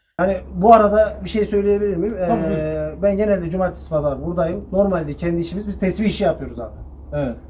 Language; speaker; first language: Turkish; native; Turkish